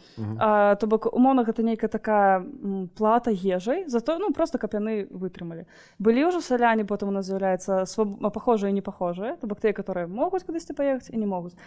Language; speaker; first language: Belarusian; non-native, local second language; Russian